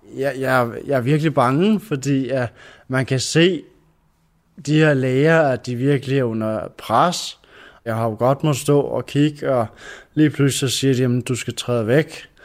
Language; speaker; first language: Danish; native; Danish